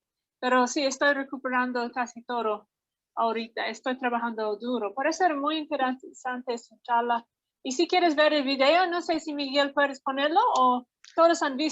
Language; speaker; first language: Spanish; non-native, fluent; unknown